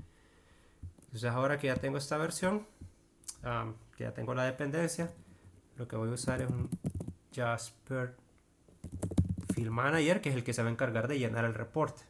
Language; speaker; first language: Spanish; native; Spanish